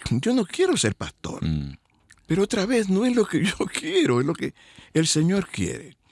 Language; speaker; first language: Spanish; native; Spanish